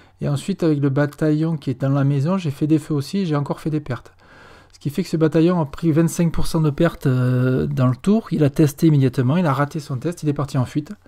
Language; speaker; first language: French; native; French